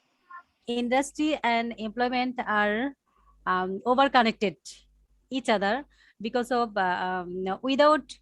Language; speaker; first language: English; non-native, learner; Bangla